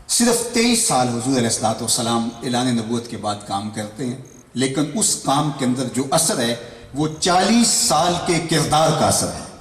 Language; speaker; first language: Urdu; non-native, local second language; Punjabi